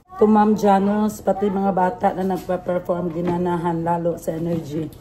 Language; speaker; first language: Filipino; non-native, local second language; Cebuano